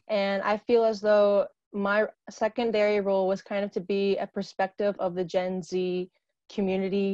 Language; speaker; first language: English; native; English